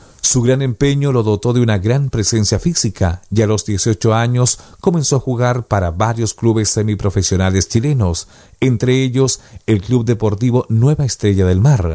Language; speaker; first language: Spanish; native; Spanish